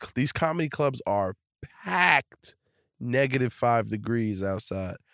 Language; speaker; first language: English; native; English